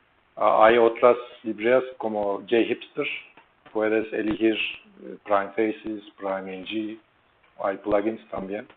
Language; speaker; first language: Spanish; non-native, learner; Turkish